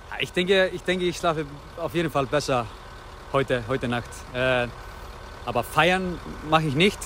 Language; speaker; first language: German; non-native, fluent; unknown